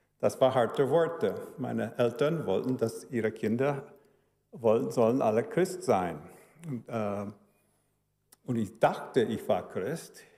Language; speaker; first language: German; early bilingual, heritage; German